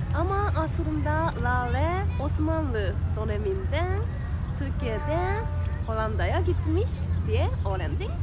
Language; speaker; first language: Turkish; non-native, learner; Japanese